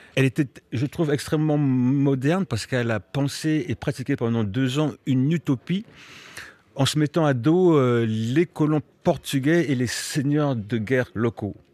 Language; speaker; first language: French; early bilingual, other home language; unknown